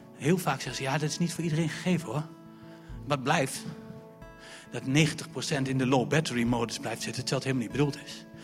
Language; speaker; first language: Dutch; native; Dutch